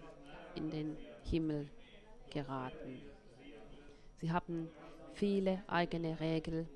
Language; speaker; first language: German; non-native, fluent; Finnish